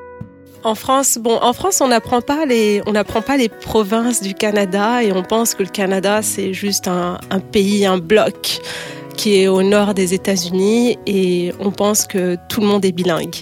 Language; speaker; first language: French; native; French